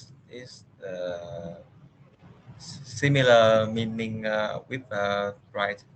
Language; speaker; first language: English; non-native, learner; Vietnamese